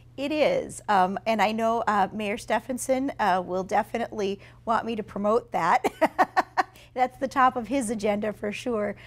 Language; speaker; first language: English; native; English